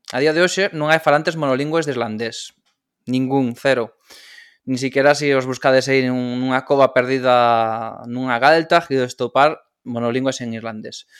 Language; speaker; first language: Galician; non-native, local second language; Spanish